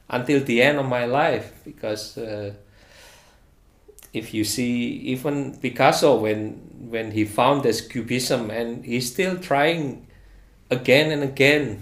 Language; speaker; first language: English; non-native, fluent; Indonesian